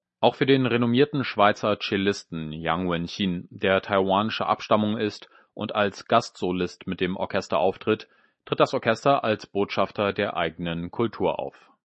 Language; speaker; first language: German; native; German